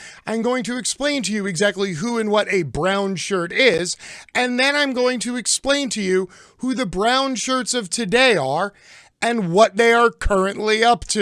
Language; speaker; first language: English; native; English